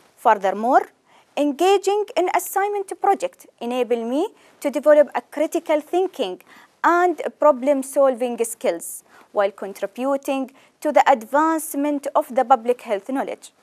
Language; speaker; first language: English; non-native, fluent; Arabic